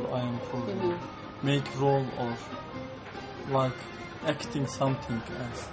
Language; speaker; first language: English; non-native, learner; Turkish